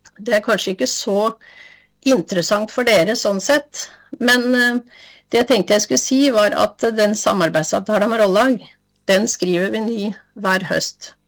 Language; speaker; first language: Norwegian; native; Norwegian